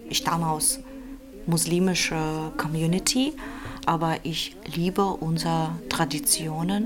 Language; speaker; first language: German; non-native, fluent; Russian